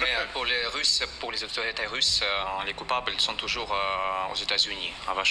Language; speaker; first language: French; non-native, fluent; Russian